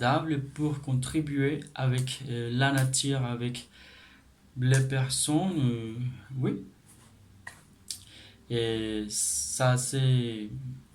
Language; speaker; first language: French; non-native, learner; Spanish